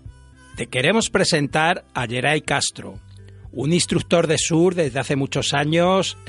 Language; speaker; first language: Spanish; native; Spanish